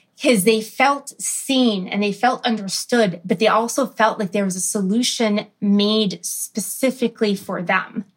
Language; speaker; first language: English; early bilingual, other home language; Arabic